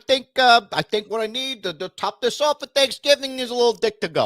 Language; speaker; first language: English; native; English